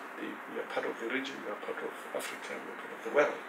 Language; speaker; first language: English; non-native, local second language; Tswana